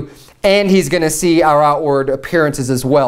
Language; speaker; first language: English; native; English